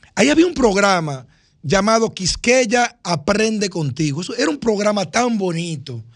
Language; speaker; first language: Spanish; native; Spanish